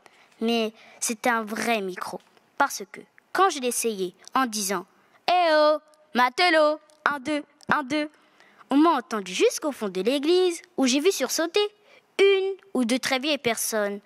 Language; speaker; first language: French; native; French